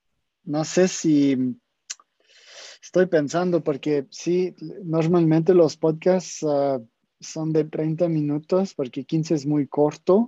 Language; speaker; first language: Spanish; non-native, fluent; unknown